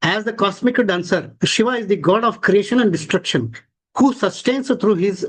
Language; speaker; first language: English; non-native, local second language; Kannada